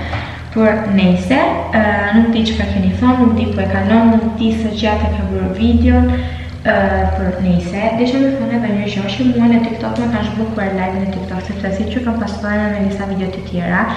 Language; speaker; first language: Albanian; early bilingual, heritage; Albanian